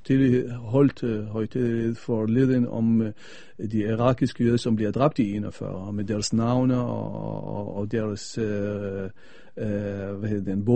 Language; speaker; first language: Danish; non-native, fluent; Arabic